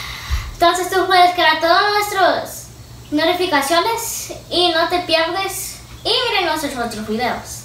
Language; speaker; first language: Spanish; early bilingual, heritage; Spanish